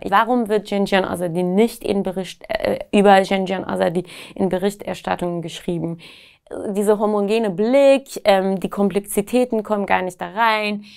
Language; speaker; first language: German; non-native, fluent; Persian